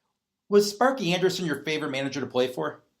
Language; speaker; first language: English; native; English